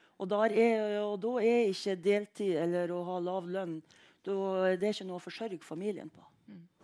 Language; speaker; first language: Norwegian; native; Norwegian